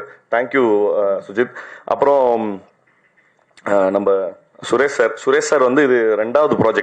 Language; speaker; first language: Tamil; native; Tamil